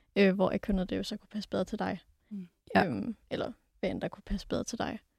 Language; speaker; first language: Danish; native; Danish